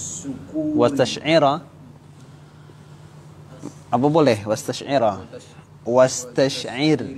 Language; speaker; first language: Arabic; non-native, fluent; Indonesian